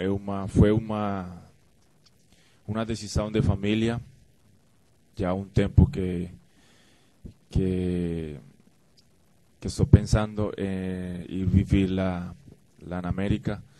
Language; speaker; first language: Portuguese; non-native, fluent; Spanish